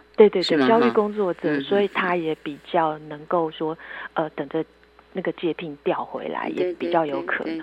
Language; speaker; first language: Chinese; native; Chinese